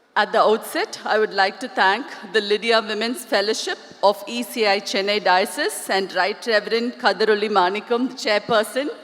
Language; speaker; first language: English; non-native, local second language; Tamil